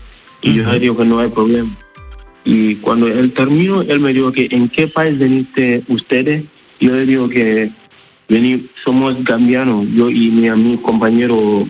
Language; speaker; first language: Spanish; non-native, learner; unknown